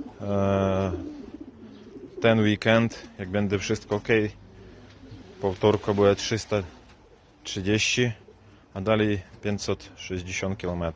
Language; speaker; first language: Polish; non-native, learner; Ukrainian